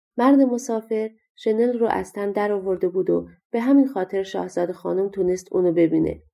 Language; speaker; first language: Persian; native; Persian